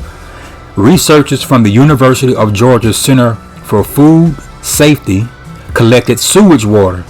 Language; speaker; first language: English; native; English